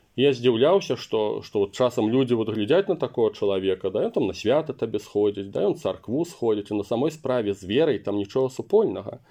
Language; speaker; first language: Belarusian; non-native, local second language; Russian